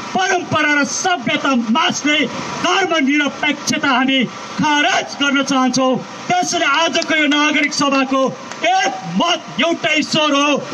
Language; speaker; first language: Nepali; native; Nepali